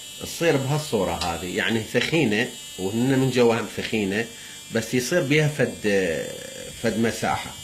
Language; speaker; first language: Arabic; native; Arabic